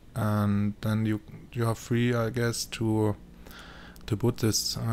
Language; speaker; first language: English; non-native, fluent; German